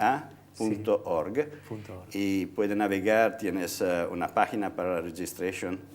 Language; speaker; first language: Spanish; non-native, fluent; Italian